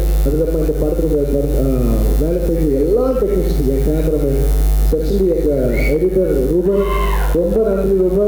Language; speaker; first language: Tamil; non-native, local second language; Telugu